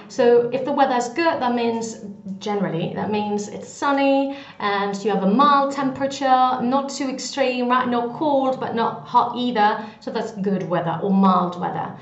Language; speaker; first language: English; non-native, fluent; Greek